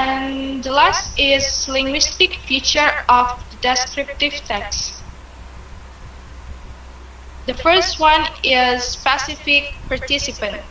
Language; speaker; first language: English; non-native, learner; Indonesian